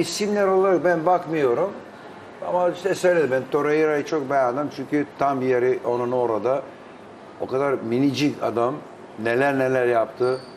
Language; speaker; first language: Turkish; non-native, fluent; Albanian